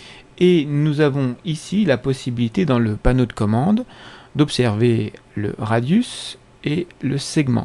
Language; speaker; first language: French; native; French